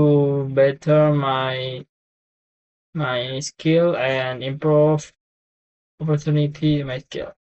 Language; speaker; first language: English; non-native, learner; Indonesian